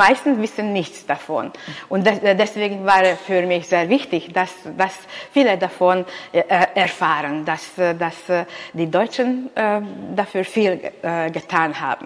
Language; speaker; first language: German; non-native, local second language; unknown